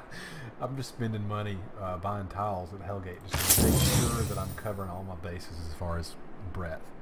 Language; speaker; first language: English; native; English